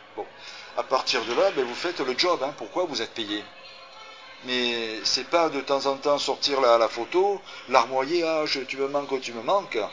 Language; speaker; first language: French; native; French